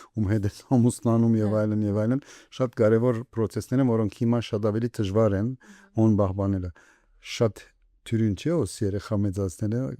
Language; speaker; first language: Armenian; early bilingual, heritage; Armenian